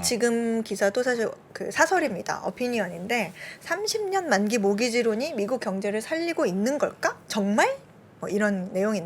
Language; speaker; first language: Korean; native; Korean